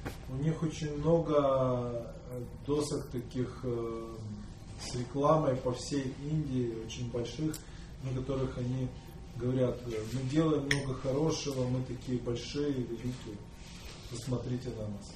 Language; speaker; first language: Russian; native; Russian